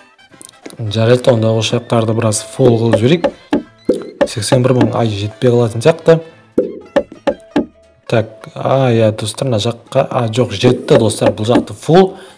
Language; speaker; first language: Kazakh; native; Kazakh